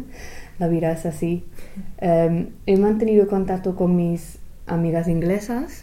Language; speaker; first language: Spanish; non-native, fluent; English